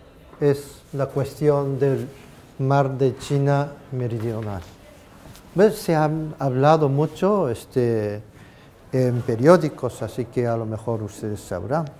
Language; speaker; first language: Spanish; non-native, fluent; Japanese